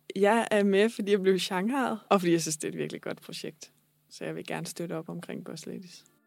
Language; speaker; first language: Danish; native; Danish